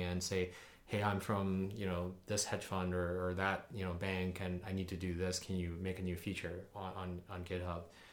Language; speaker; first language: English; early bilingual, other home language; Chinese